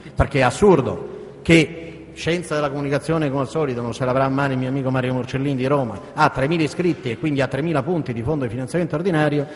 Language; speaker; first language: Italian; native; Italian